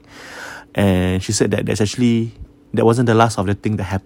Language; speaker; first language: English; native; English